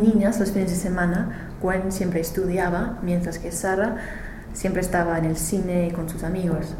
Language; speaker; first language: Spanish; non-native, learner; English